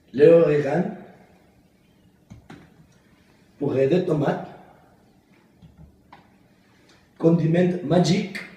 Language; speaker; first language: French; non-native, learner; Spanish